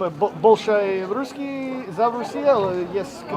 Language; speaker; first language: Russian; non-native, learner; English